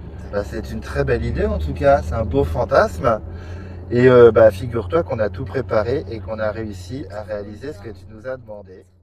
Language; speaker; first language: French; native; French